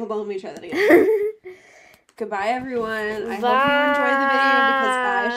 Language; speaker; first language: English; native; English